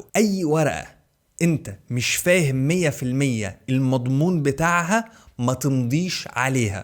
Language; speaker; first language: Arabic; native; Arabic